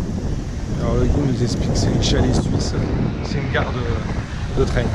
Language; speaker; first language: French; native; French